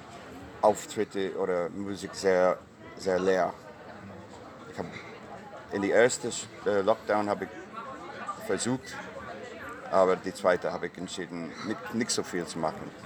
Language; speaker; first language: German; non-native, fluent; English